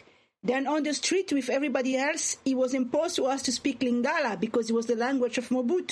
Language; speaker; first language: English; non-native, fluent; Swahili